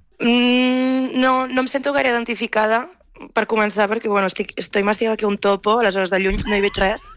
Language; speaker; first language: Catalan; native; Catalan